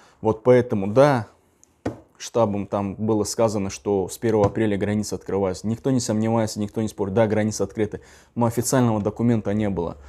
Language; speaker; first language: Russian; non-native, local second language; Uzbek